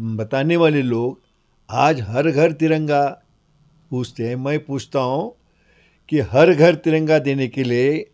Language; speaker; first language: Hindi; non-native, local second language; Marathi